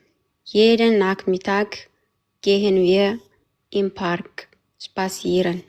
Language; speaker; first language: German; non-native, learner; Amharic